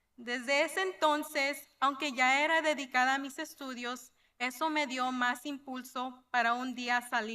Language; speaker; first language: Spanish; early bilingual, heritage; Spanish